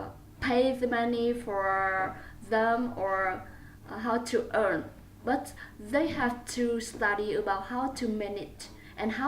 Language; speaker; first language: English; non-native, learner; Vietnamese